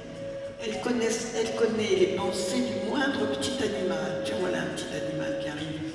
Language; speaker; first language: French; native; French